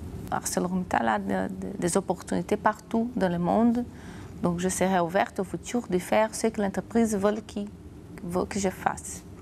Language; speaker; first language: French; non-native, fluent; Portuguese